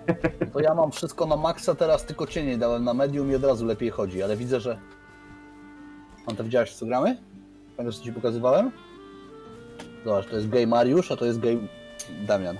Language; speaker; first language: Polish; native; Polish